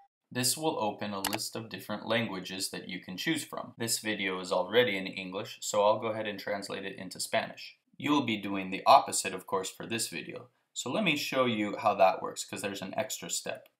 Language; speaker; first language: English; native; English